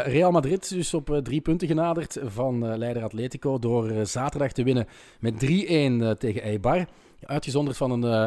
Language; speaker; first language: Dutch; native; Dutch